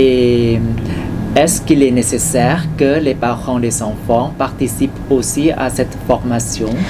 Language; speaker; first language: French; non-native, fluent; Thai